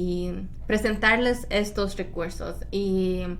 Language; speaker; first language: Spanish; early bilingual, heritage; Spanish